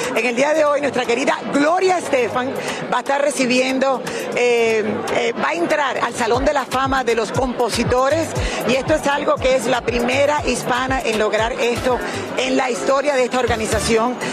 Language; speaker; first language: Spanish; native; Spanish